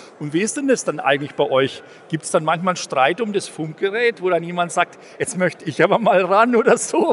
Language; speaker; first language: German; native; German